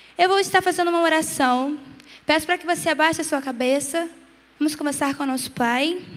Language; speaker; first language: Portuguese; native; Portuguese